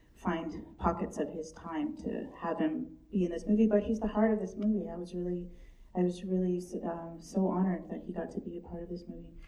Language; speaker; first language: English; native; English